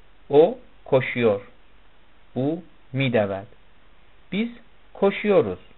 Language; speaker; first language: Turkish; non-native, fluent; Persian